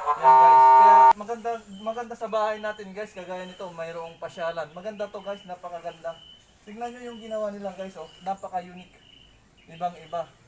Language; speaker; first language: Filipino; non-native, local second language; Iloko